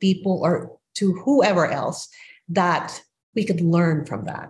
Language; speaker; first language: English; non-native, local second language; Filipino